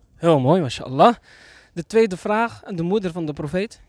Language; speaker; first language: Dutch; native; Dutch